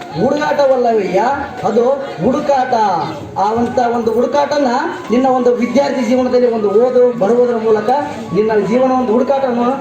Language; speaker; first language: Kannada; native; Kannada